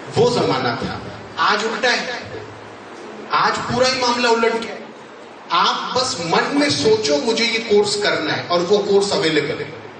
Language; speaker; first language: Hindi; native; Hindi